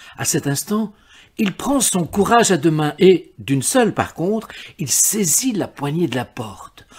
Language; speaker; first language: French; native; French